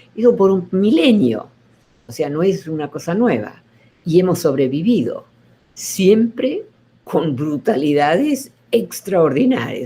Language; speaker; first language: Spanish; early bilingual, other home language; Dutch